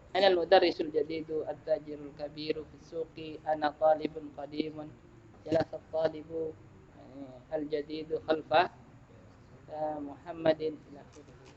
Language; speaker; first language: Arabic; non-native, fluent; Indonesian